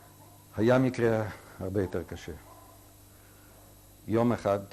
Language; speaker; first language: Hebrew; non-native, fluent; Yiddish